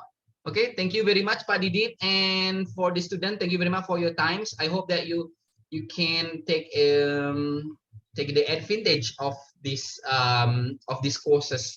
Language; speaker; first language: English; non-native, learner; Indonesian